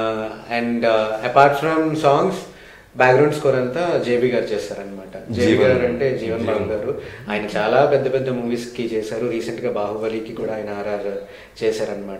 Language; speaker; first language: Telugu; native; Telugu